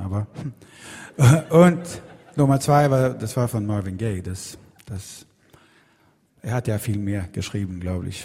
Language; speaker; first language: German; non-native, fluent; Swedish